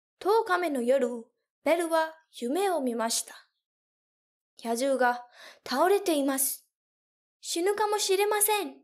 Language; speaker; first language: Japanese; non-native, fluent; English